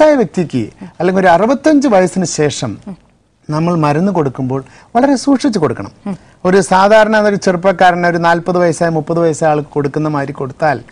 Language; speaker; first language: Malayalam; native; Malayalam